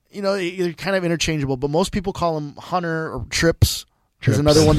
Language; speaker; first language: English; native; English